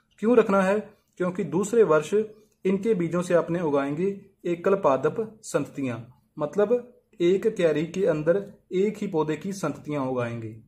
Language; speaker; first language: Hindi; native; Hindi